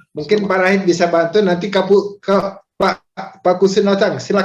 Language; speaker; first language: Indonesian; native; Indonesian